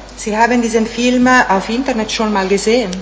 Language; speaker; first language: German; non-native, fluent; Italian